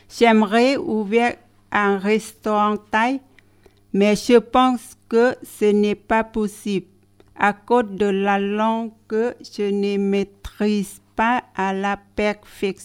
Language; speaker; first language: French; non-native, learner; Thai